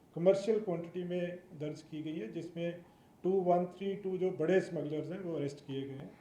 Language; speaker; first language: Hindi; non-native, local second language; Punjabi